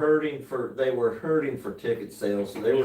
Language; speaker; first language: English; native; English